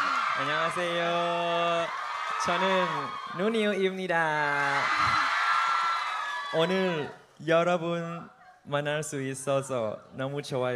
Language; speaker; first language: Korean; non-native, learner; Thai